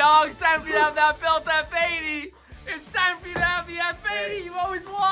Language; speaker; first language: English; native; English